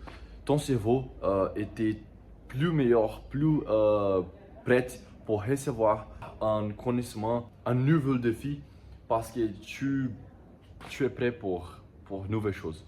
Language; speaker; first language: French; non-native, learner; Portuguese